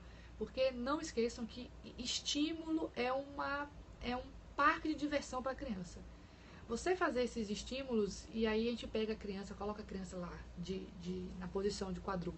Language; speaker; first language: Portuguese; native; Portuguese